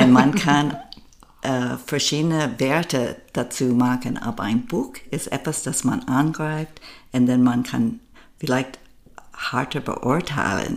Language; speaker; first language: German; non-native, fluent; English